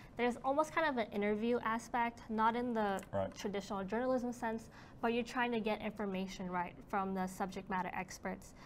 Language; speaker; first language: English; native; English